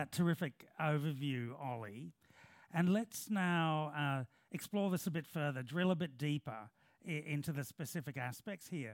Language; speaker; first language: English; native; English